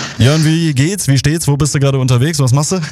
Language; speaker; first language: German; native; German